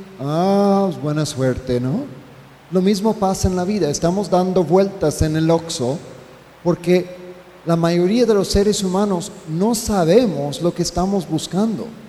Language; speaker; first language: Spanish; non-native, fluent; English